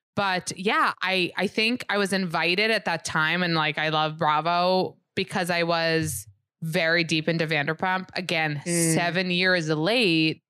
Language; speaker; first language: English; early bilingual, other home language; Hebrew